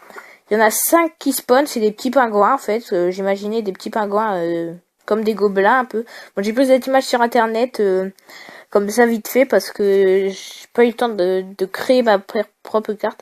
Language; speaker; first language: French; native; French